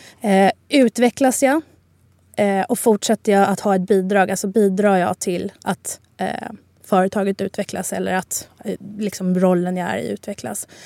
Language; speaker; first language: Swedish; early bilingual, other home language; Spanish